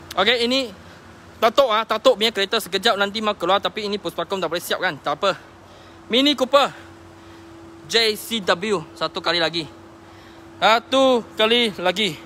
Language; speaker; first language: Malay; non-native, local second language; Chinese